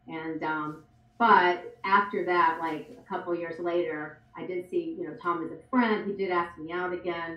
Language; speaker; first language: English; native; English